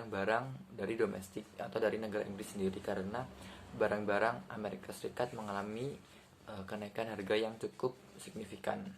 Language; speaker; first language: Indonesian; native; Indonesian